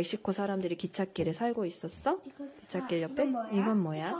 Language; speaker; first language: Korean; native; Korean